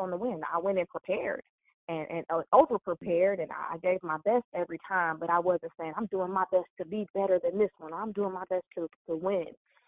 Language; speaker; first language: English; native; English